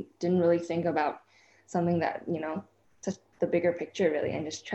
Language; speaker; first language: English; non-native, local second language; Cantonese